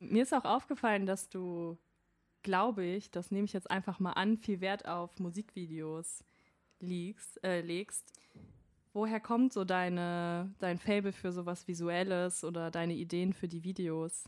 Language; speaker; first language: German; native; German